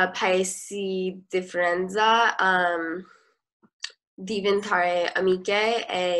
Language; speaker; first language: Italian; non-native, learner; English